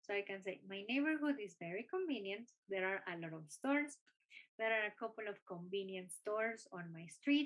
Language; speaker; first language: English; non-native, fluent; Spanish